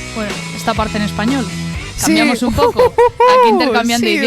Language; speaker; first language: Spanish; native; Spanish